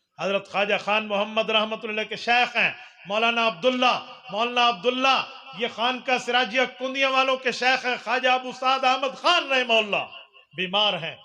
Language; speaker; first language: Urdu; non-native, local second language; Punjabi